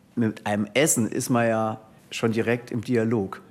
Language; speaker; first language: German; native; German